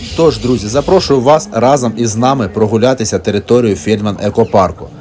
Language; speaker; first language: Ukrainian; native; Ukrainian